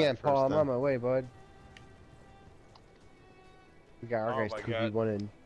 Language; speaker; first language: English; native; English